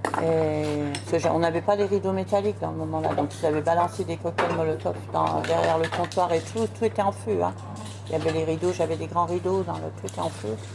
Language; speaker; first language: French; native; French